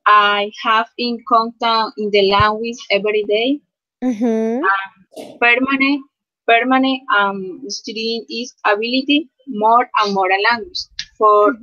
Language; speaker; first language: English; non-native, learner; Spanish